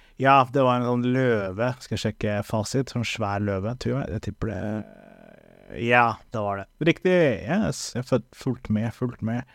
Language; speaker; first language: Norwegian; early bilingual, other home language; Somali